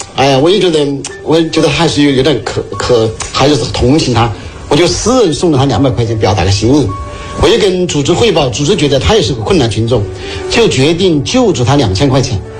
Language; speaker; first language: Chinese; native; Chinese